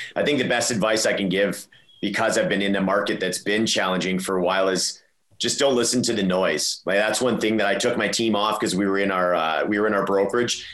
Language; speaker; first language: English; native; English